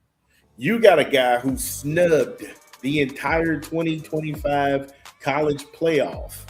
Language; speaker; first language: English; native; English